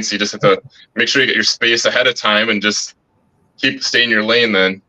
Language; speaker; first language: English; native; English